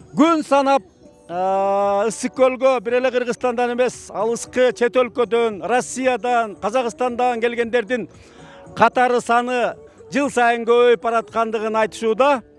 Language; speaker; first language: Kyrgyz; native; Kyrgyz